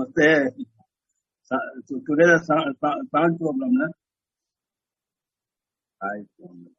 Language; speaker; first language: English; non-native, learner; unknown